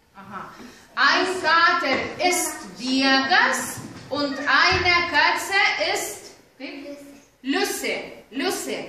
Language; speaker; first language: German; non-native, fluent; Lithuanian